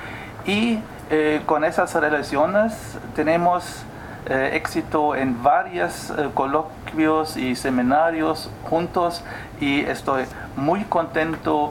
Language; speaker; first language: Spanish; non-native, fluent; German